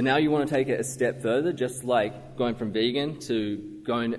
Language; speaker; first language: English; native; English